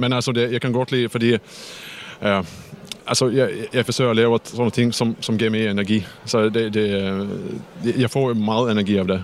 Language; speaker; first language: Danish; non-native, fluent; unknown